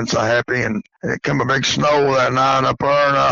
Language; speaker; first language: English; native; English